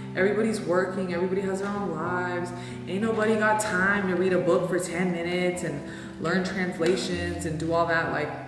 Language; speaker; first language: English; early bilingual, other home language; Spanish